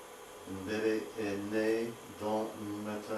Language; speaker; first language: French; non-native, learner; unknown